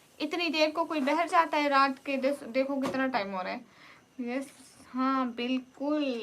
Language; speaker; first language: Urdu; non-native, local second language; Punjabi